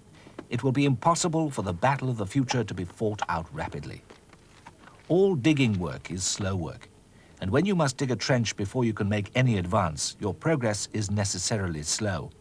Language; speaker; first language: English; native; English